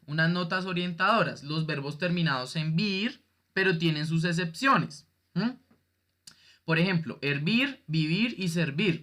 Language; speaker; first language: Spanish; native; Spanish